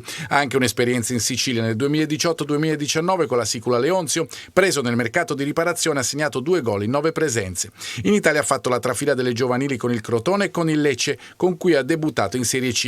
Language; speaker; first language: Italian; native; Italian